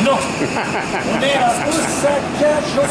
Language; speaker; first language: French; native; French